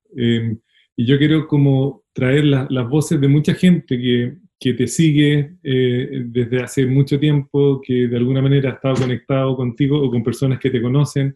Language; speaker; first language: Spanish; native; Spanish